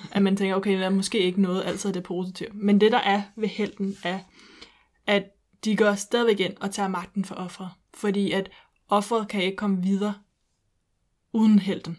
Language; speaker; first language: Danish; early bilingual, heritage; Danish